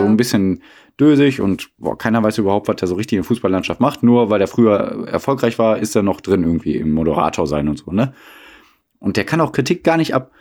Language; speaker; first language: German; native; German